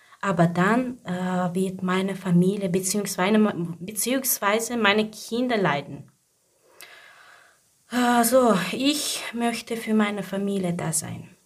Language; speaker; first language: German; non-native, fluent; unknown